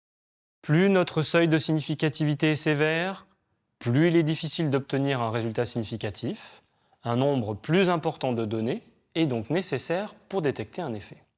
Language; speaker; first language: French; native; French